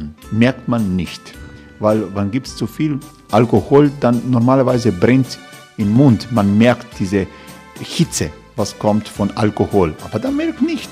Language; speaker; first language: German; non-native, fluent; Croatian